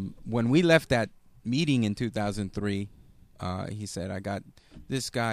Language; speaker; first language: English; native; English